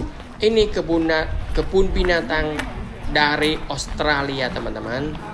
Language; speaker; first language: Indonesian; non-native, learner; Vietnamese